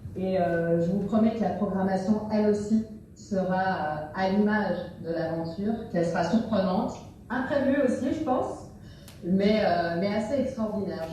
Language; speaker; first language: French; non-native, fluent; Italian